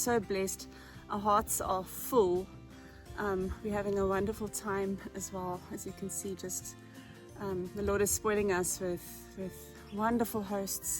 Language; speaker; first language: English; non-native, local second language; Afrikaans